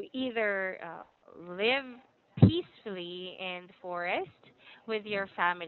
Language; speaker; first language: English; non-native, fluent; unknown